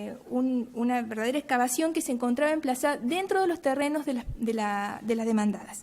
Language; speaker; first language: Spanish; native; Spanish